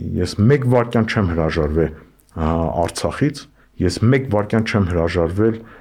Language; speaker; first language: Armenian; native; Armenian